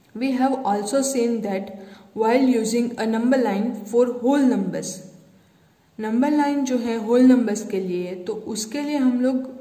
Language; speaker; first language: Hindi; non-native, local second language; Gujarati